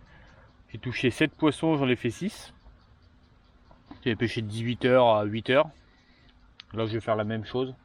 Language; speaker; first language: French; native; French